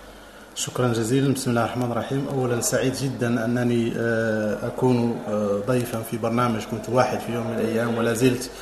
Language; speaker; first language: Arabic; native; Arabic